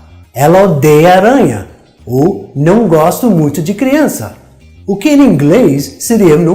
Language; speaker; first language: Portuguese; non-native, fluent; English